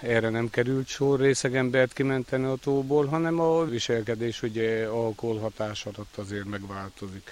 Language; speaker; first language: Hungarian; native; Hungarian